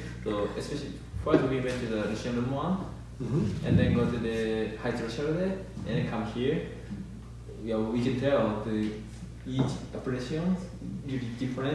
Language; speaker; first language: English; non-native, learner; Japanese